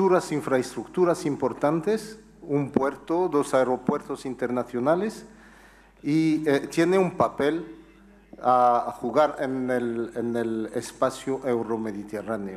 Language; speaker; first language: Spanish; non-native, fluent; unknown